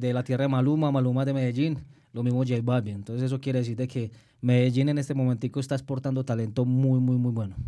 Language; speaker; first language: Spanish; native; Spanish